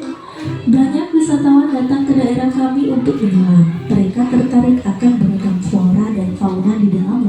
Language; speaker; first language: Indonesian; native; Indonesian